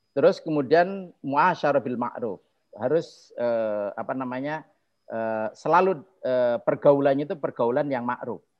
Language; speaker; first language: Indonesian; non-native, local second language; Javanese